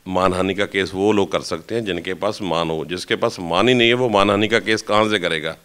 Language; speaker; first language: Hindi; non-native, local second language; Punjabi